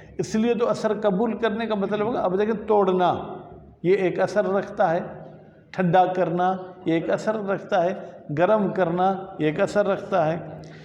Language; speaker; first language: Urdu; non-native, local second language; Sindhi